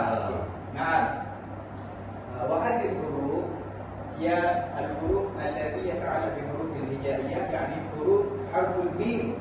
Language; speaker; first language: Arabic; non-native, learner; Malay